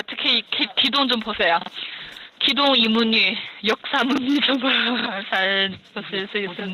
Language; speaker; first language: Korean; non-native, fluent; Chinese